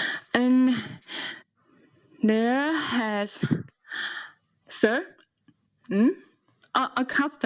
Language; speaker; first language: English; non-native, learner; Chinese